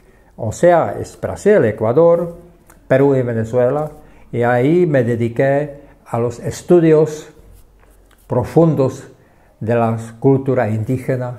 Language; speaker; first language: Spanish; non-native, fluent; Czech